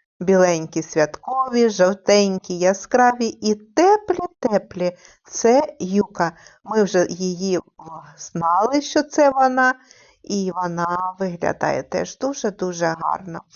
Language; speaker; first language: Ukrainian; native; Ukrainian